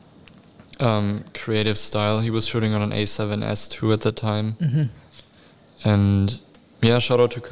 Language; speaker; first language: English; non-native, fluent; German